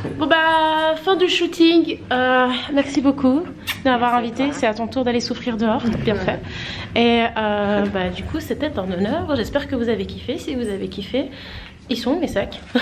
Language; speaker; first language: French; native; French